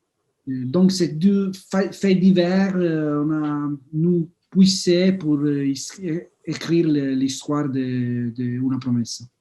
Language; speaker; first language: French; non-native, fluent; Italian